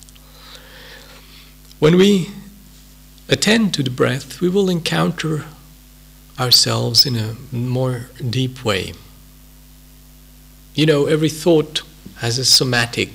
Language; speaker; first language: English; non-native, fluent; Swiss German